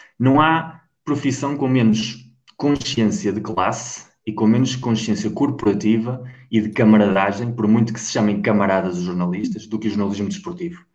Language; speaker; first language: Portuguese; native; Portuguese